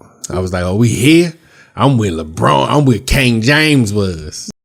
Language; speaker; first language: English; native; English